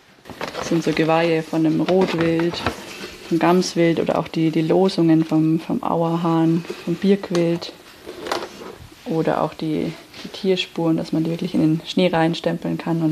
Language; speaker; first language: German; native; German